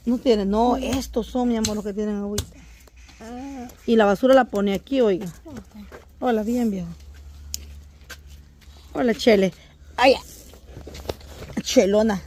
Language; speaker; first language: Spanish; native; Spanish